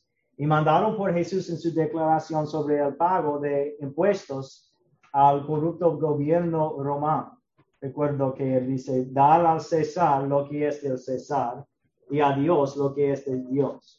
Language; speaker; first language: Spanish; non-native, learner; English